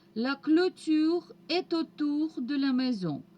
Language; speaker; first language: French; non-native, fluent; Russian